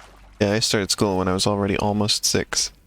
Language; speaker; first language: English; native; English